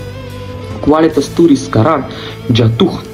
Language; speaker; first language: Indonesian; non-native, learner; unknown